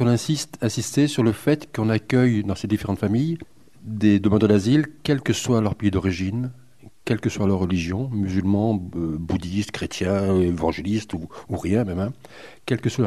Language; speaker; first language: French; native; French